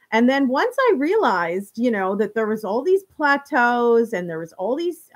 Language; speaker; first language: English; native; English